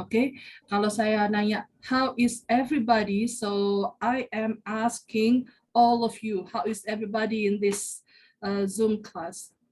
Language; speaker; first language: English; non-native, fluent; Indonesian